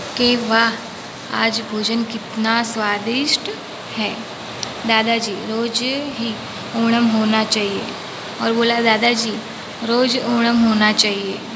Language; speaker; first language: Hindi; non-native, local second language; Gujarati